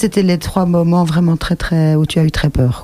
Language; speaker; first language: French; native; French